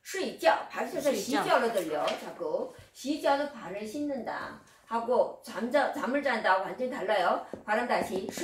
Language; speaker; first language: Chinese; non-native, fluent; Korean